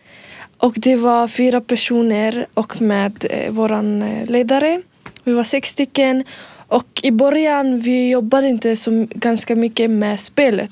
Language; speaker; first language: Swedish; early bilingual, other home language; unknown